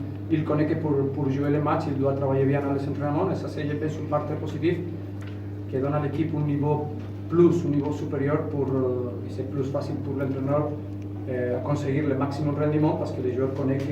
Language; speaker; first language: French; non-native, fluent; Spanish